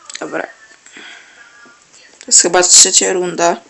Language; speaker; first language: Polish; native; Polish